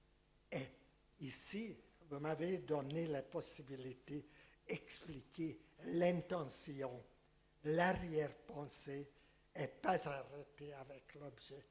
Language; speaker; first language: French; non-native, fluent; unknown